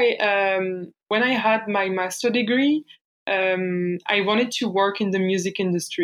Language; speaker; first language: English; non-native, fluent; French